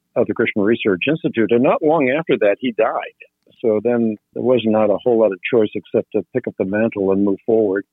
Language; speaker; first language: English; non-native, fluent; Dutch